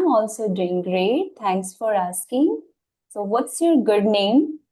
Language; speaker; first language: English; non-native, fluent; Hindi